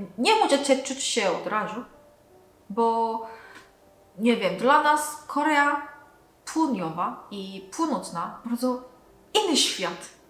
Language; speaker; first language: Polish; non-native, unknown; Korean